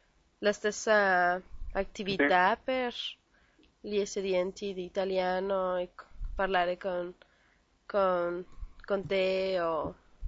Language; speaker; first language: Italian; non-native, learner; Spanish